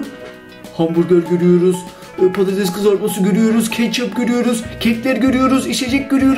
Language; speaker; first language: Turkish; non-native, fluent; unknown